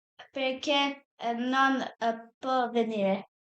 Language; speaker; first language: Italian; non-native, learner; Serbian